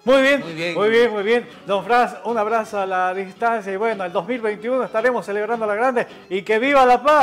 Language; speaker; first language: Spanish; native; Spanish